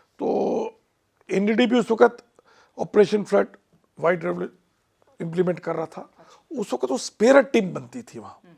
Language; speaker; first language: Hindi; non-native, local second language; Punjabi